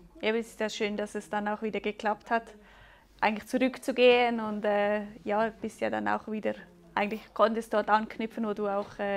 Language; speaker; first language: German; native; German